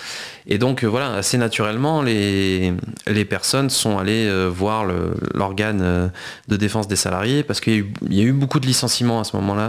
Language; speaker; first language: French; native; French